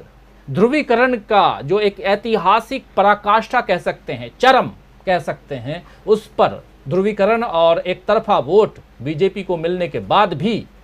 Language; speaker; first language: Hindi; native; Hindi